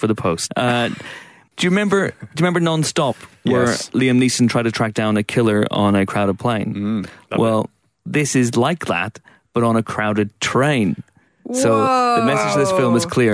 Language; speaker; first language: English; native; English